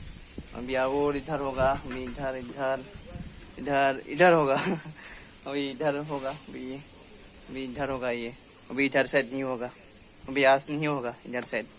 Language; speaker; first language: Hindi; non-native, local second language; Assamese